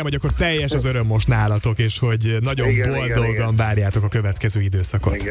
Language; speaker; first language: Hungarian; native; Hungarian